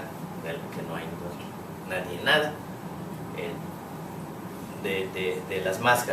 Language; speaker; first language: Spanish; non-native, fluent; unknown